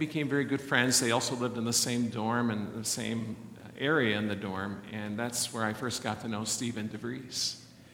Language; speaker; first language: English; native; English